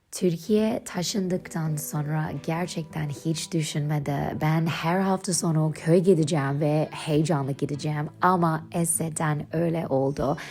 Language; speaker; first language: Turkish; non-native, learner; English